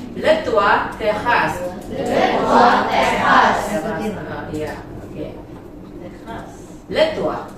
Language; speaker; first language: French; non-native, fluent; Indonesian